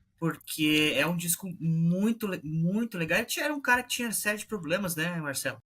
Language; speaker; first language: Portuguese; native; Portuguese